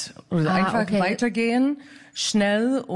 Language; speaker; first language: German; non-native, fluent; English